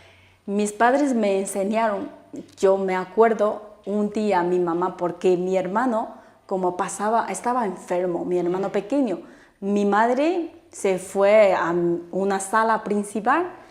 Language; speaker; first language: Spanish; non-native, fluent; Chinese